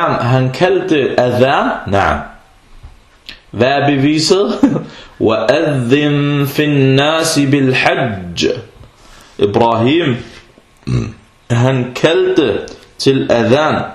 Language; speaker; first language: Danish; early bilingual, other home language; Arabic